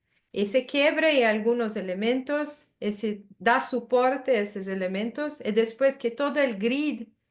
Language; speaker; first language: Spanish; non-native, learner; Portuguese